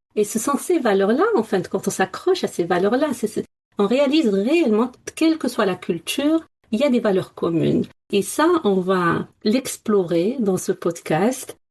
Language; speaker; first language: French; non-native, local second language; Arabic